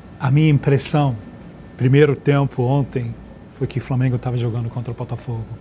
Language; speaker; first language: Portuguese; non-native, fluent; English